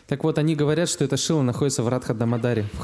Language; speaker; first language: Russian; native; Russian